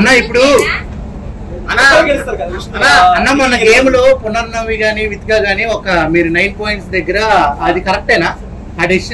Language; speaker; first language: Telugu; native; Telugu